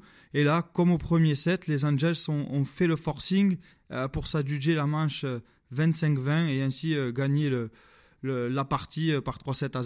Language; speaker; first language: French; native; French